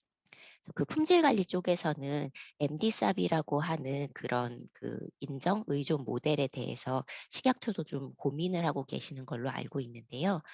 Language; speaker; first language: Korean; native; Korean